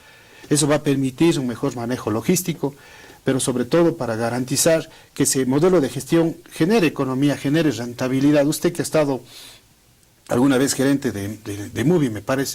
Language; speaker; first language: Spanish; native; Spanish